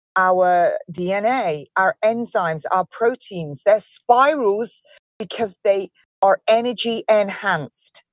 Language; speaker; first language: English; native; English